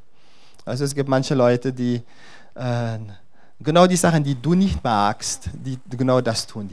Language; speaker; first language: German; non-native, fluent; Dutch